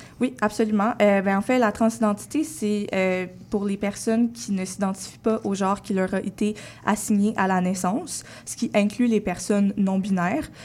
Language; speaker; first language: French; native; French